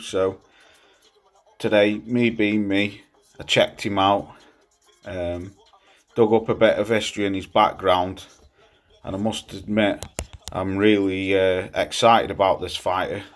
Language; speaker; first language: English; native; English